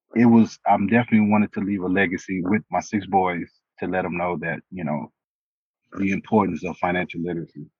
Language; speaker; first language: English; native; English